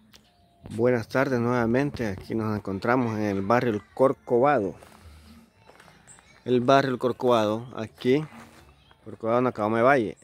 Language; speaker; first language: Spanish; native; Spanish